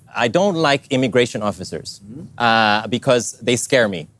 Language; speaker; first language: English; non-native, fluent; Amharic